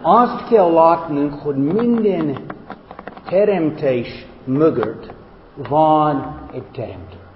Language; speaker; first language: Hungarian; non-native, fluent; English